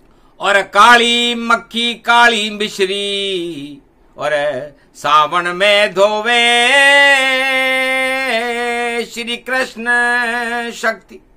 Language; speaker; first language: Hindi; native; Hindi